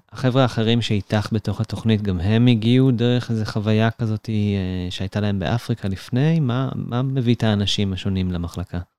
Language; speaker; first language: Hebrew; native; Hebrew